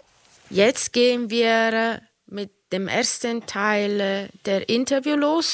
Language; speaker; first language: German; non-native, fluent; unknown